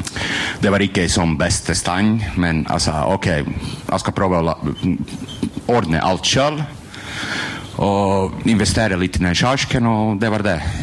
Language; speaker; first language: Norwegian; non-native, learner; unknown